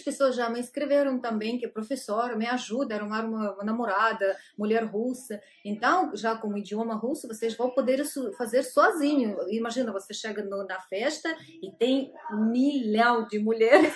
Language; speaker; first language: Portuguese; non-native, fluent; Russian